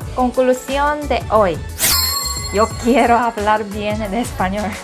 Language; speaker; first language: Spanish; non-native, learner; Korean